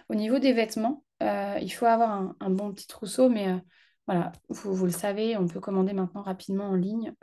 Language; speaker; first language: French; native; French